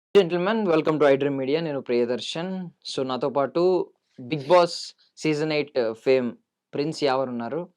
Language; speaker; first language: Telugu; native; Telugu